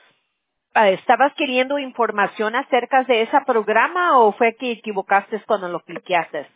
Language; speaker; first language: Spanish; early bilingual, heritage; Spanish